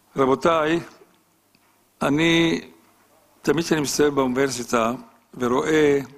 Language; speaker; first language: Hebrew; native; Hebrew